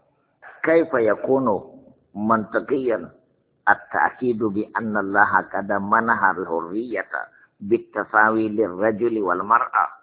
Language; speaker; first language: Arabic; non-native, fluent; Hausa